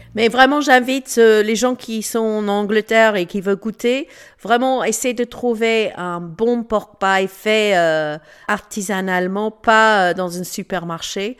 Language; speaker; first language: French; non-native, fluent; English